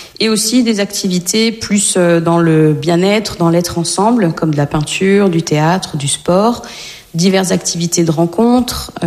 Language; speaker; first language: French; native; French